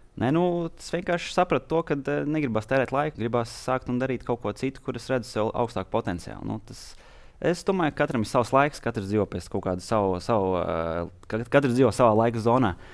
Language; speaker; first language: Latvian; native; Latvian